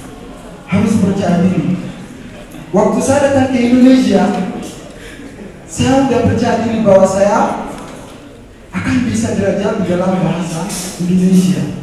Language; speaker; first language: Indonesian; non-native, fluent; Ganda